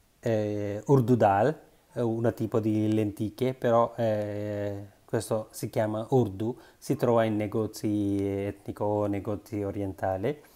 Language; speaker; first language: Italian; non-native, learner; Sinhala